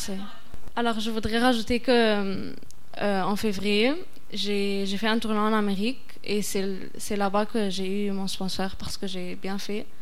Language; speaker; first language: French; non-native, fluent; Arabic